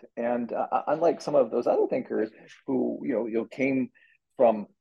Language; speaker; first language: English; native; English